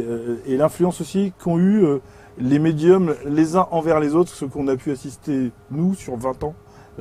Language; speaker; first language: French; native; French